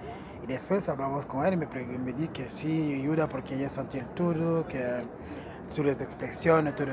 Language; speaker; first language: Spanish; non-native, learner; Portuguese